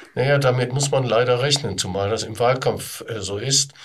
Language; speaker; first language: German; native; German